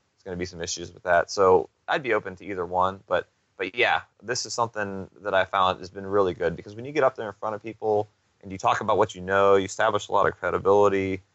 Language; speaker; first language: English; native; English